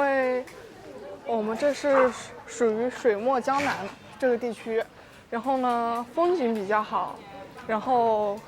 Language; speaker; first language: Chinese; native; Chinese